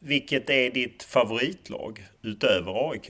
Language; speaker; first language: Swedish; native; Swedish